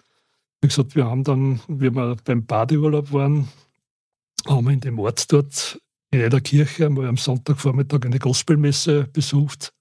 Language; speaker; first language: German; native; German